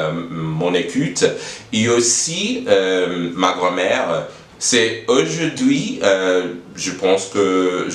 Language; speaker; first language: French; non-native, learner; English